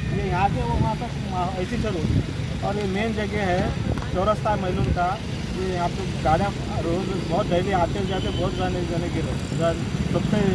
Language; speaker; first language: Hindi; non-native, local second language; Urdu